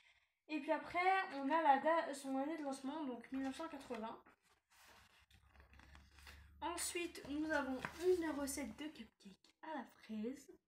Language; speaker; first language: French; native; French